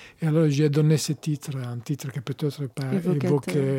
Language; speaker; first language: French; non-native, learner; Italian